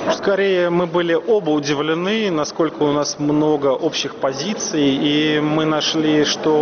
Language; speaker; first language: Russian; native; Russian